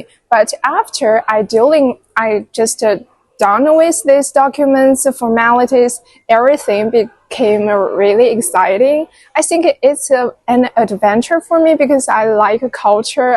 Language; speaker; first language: English; non-native, fluent; Chinese